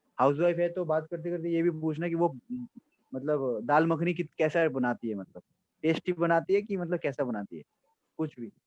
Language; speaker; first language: Hindi; non-native, local second language; Assamese